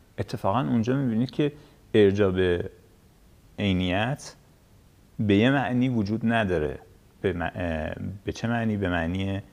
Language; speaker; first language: Persian; native; Persian